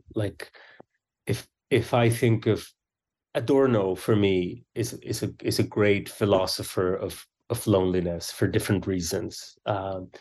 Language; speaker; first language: English; early bilingual, other home language; Swedish